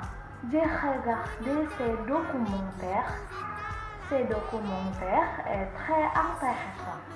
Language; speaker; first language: French; non-native, learner; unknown